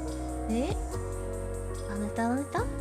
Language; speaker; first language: Spanish; early bilingual, heritage; Spanish